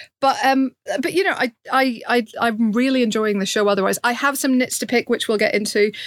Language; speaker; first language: English; native; English